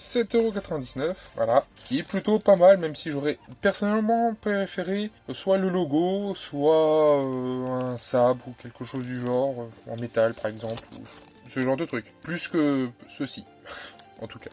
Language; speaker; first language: French; native; French